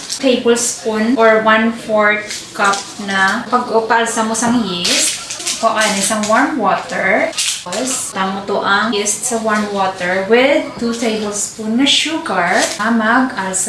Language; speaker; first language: Filipino; non-native, local second language; Hiligaynon